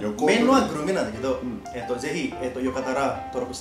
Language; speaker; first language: Japanese; non-native, learner; Indonesian